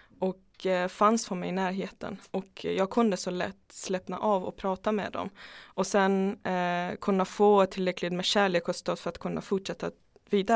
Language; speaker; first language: Swedish; non-native, fluent; Persian